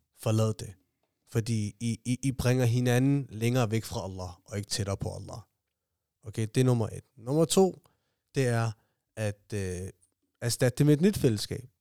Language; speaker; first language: Danish; early bilingual, other home language; Somali